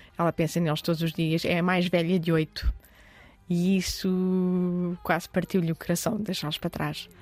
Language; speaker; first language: Portuguese; early bilingual, other home language; Arabic